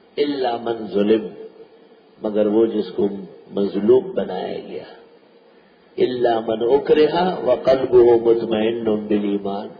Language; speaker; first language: Urdu; non-native, local second language; Pashto